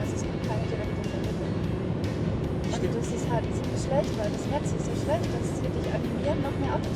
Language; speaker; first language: German; native; German